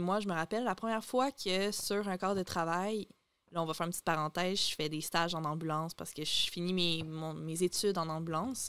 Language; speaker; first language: French; native; French